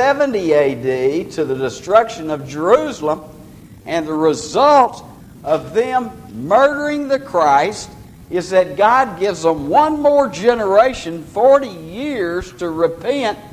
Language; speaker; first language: English; native; English